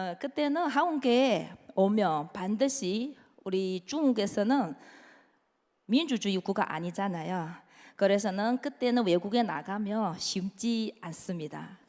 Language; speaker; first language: Korean; non-native, fluent; Chinese